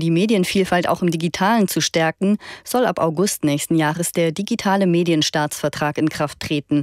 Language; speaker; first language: German; native; German